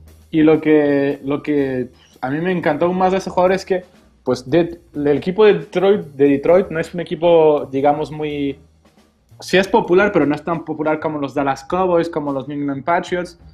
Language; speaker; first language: Spanish; non-native, fluent; French